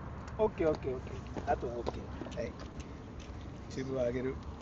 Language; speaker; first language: Japanese; native; Japanese